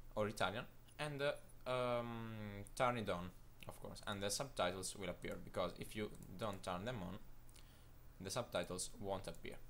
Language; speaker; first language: English; non-native, fluent; Italian